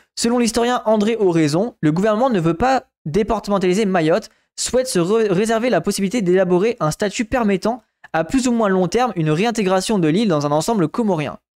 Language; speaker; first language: French; native; French